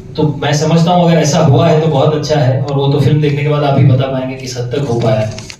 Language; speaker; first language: Hindi; non-native, local second language; Gujarati